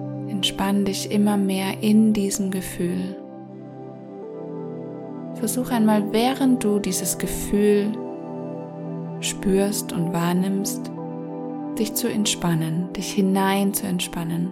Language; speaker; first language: German; native; German